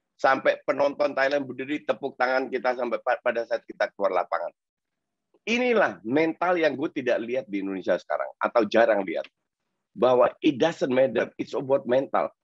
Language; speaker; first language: Indonesian; non-native, fluent; Dutch